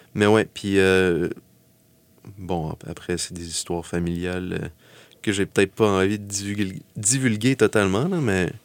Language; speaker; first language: French; native; French